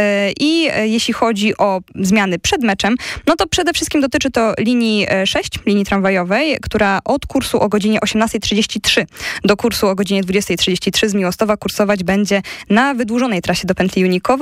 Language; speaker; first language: Polish; native; Polish